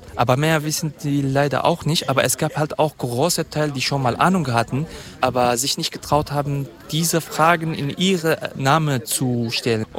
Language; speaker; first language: German; non-native, fluent; Kurdish